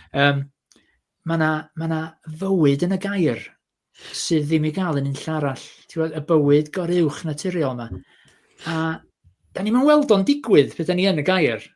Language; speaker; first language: Welsh; native; Welsh